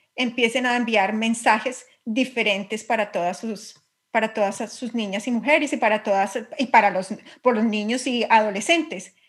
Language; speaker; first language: Spanish; native; Spanish